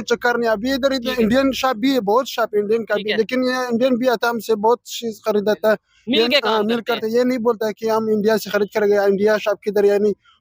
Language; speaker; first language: Hindi; non-native, local second language; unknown